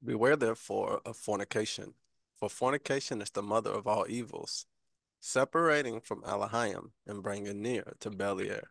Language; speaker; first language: English; native; English